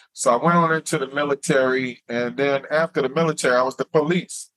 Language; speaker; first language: English; native; English